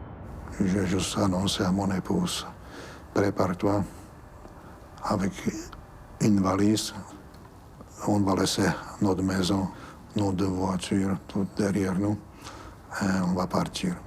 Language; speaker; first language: French; non-native, fluent; Slovak